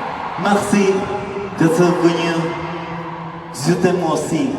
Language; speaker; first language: French; non-native, learner; Korean